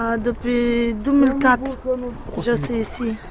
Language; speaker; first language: French; non-native, learner; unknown